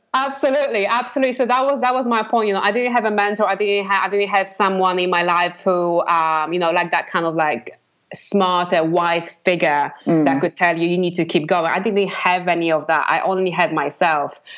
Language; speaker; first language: English; non-native, fluent; Polish